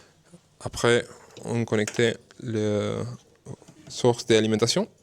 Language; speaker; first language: French; non-native, learner; Spanish